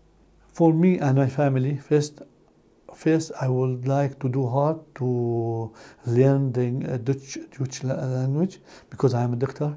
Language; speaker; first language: English; non-native, learner; Arabic